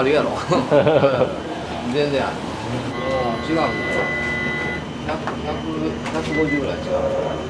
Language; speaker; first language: Japanese; native; Japanese